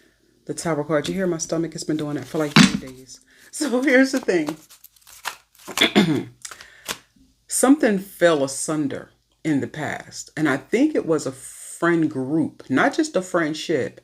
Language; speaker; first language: English; native; English